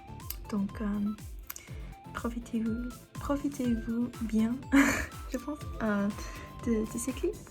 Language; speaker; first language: French; non-native, learner; English